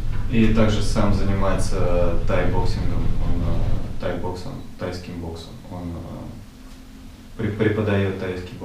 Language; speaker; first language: Russian; native; Russian